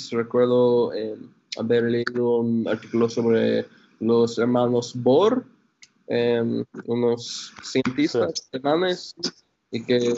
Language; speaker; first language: Spanish; non-native, fluent; English